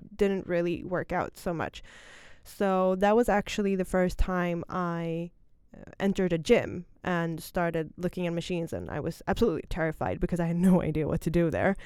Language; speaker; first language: English; non-native, fluent; Swedish